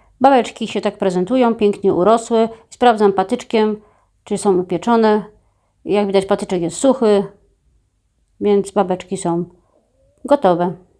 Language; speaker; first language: Polish; native; Polish